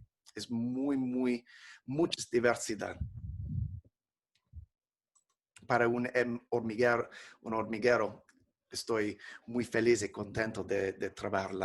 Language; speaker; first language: Spanish; non-native, fluent; English